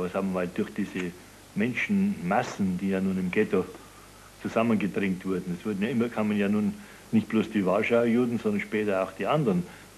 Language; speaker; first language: German; native; German